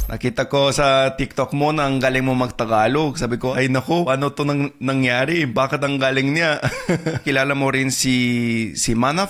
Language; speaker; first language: Filipino; non-native, fluent; English